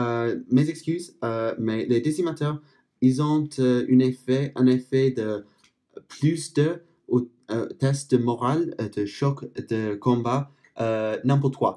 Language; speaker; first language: French; non-native, fluent; English